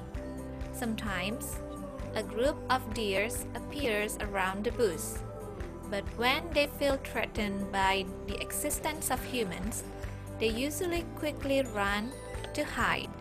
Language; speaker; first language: English; non-native, learner; Indonesian